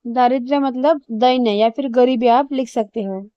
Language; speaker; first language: Hindi; non-native, local second language; Marathi